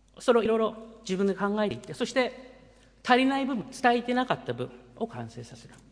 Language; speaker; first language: Japanese; early bilingual, heritage; Japanese